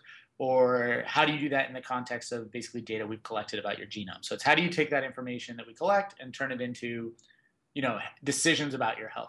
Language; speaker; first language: English; native; English